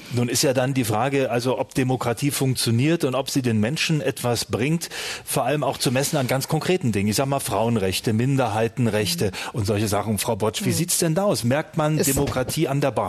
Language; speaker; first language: German; native; German